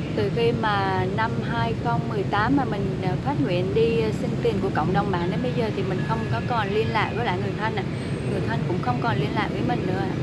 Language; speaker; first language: Vietnamese; native; Vietnamese